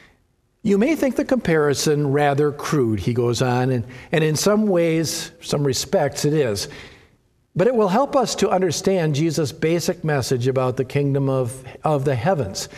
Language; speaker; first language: English; native; English